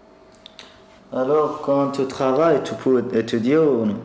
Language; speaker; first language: French; non-native, learner; Persian